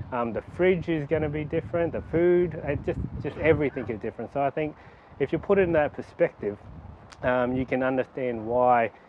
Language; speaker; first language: English; native; English